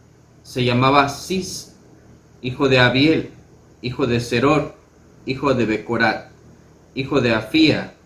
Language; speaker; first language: Spanish; native; Spanish